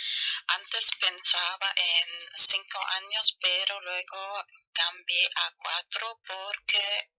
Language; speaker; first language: Spanish; non-native, fluent; German